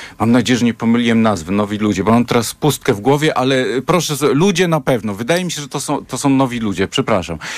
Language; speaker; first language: Polish; native; Polish